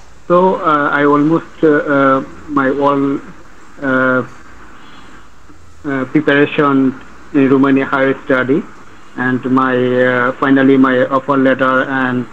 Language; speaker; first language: English; non-native, learner; Bangla